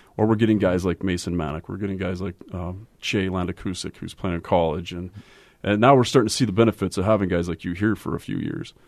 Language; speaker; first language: English; native; English